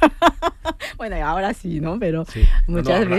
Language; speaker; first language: Spanish; non-native, fluent; Japanese